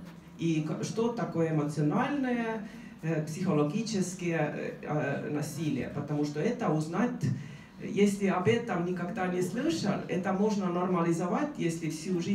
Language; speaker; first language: Russian; non-native, fluent; Estonian